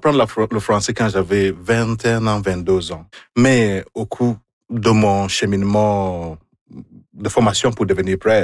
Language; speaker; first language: French; non-native, fluent; Igbo